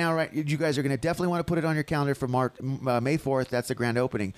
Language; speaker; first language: English; native; English